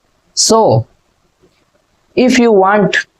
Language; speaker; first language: English; non-native, learner; Hindi